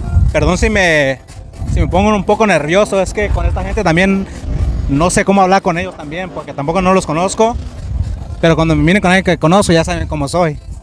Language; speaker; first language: Spanish; early bilingual, heritage; Spanish